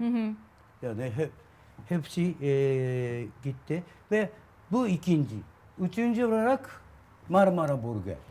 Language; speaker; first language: Turkish; non-native, learner; Japanese